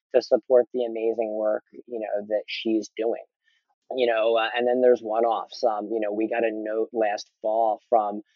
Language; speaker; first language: English; native; English